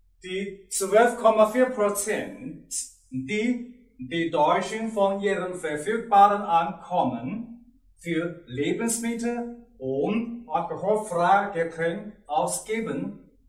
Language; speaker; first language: German; non-native, learner; Chinese